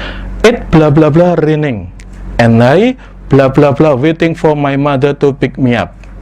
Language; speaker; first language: English; non-native, fluent; Indonesian